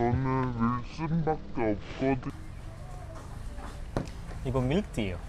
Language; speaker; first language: Korean; non-native, learner; Indonesian